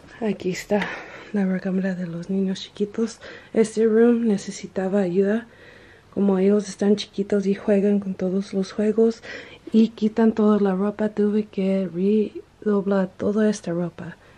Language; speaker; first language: Spanish; early bilingual, heritage; Spanish